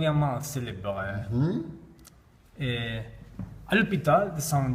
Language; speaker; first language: French; non-native, learner; Spanish